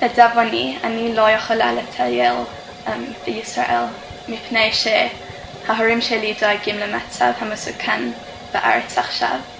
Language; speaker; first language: Hebrew; non-native, fluent; English